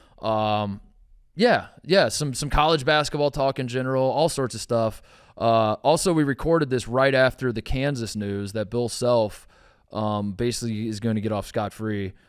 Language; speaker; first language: English; native; English